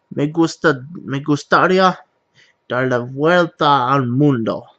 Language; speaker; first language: Spanish; non-native, learner; English